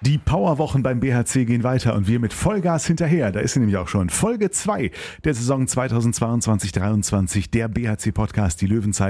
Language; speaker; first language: German; native; German